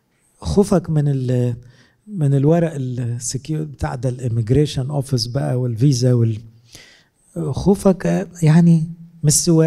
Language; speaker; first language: Arabic; native; Arabic